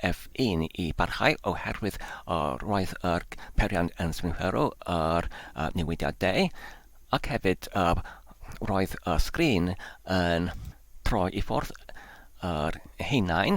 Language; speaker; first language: Welsh; non-native, learner; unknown